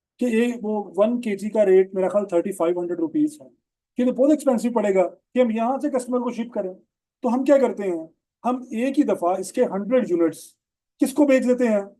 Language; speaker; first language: Urdu; non-native, local second language; Punjabi